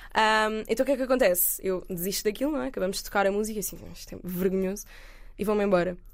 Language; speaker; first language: Portuguese; native; Portuguese